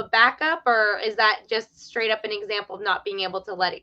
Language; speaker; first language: English; native; English